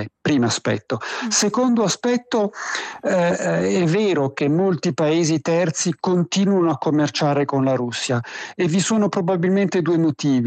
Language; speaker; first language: Italian; native; Italian